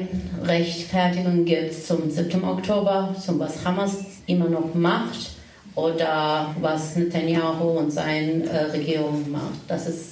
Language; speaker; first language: German; non-native, fluent; Turkish